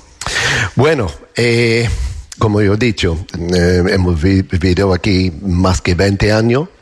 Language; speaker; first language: Spanish; non-native, learner; English